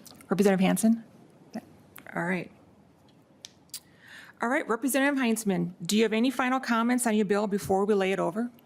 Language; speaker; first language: English; native; English